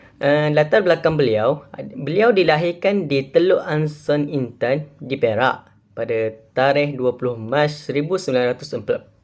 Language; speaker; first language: Malay; native; Malay